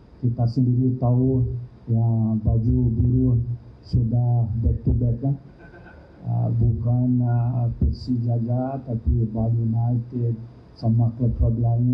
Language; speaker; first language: Indonesian; non-native, fluent; Thai